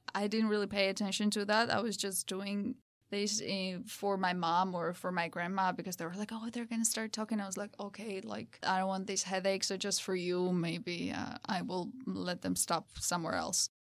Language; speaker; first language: English; non-native, fluent; Georgian